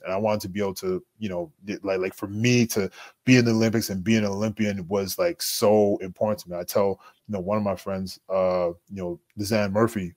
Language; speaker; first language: English; native; English